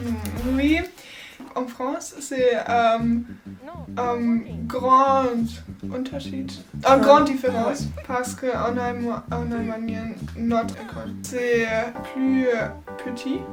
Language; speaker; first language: French; non-native, learner; German